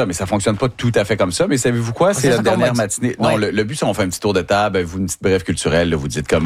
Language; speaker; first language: French; native; French